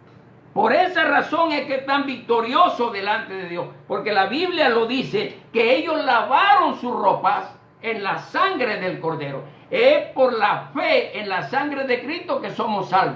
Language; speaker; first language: Spanish; native; Spanish